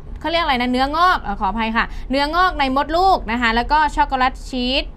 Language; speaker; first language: Thai; native; Thai